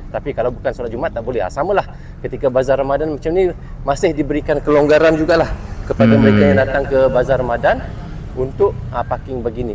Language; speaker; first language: Malay; native; Malay